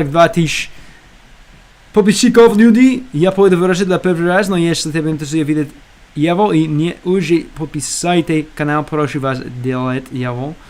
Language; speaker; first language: Russian; non-native, learner; English